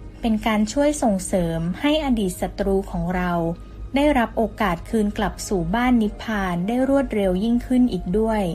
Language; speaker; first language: Thai; native; Thai